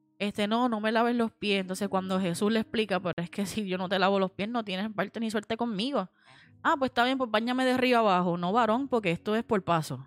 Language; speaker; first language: Spanish; native; Spanish